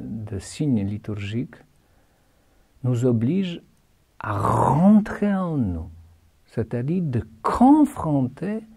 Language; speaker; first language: French; non-native, fluent; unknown